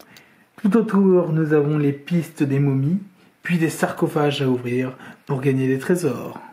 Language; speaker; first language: French; native; French